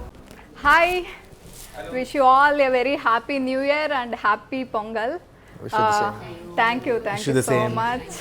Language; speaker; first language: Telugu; native; Telugu